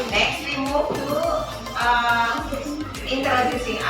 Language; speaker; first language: English; non-native, learner; Indonesian